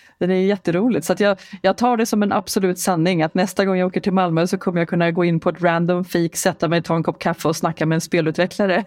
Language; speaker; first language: Swedish; native; Swedish